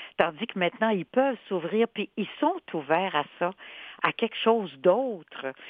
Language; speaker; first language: French; native; French